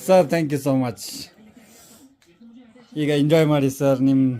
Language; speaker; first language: Kannada; non-native, fluent; Ladakhi